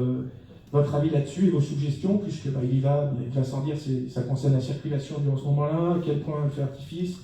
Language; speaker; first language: French; native; French